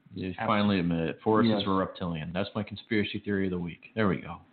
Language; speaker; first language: English; native; English